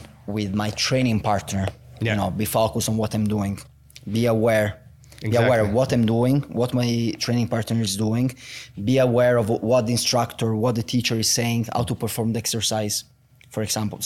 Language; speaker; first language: English; non-native, fluent; Italian